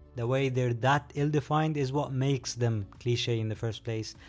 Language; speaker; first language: English; non-native, fluent; Arabic